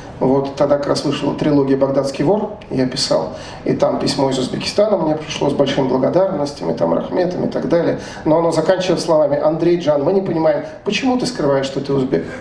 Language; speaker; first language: Russian; native; Russian